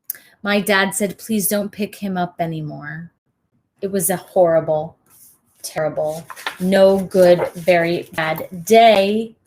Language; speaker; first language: English; native; English